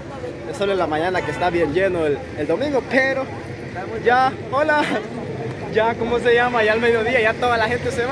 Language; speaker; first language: Spanish; native; Spanish